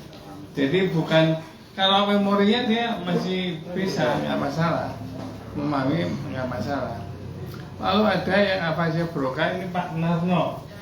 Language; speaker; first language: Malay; non-native, local second language; Javanese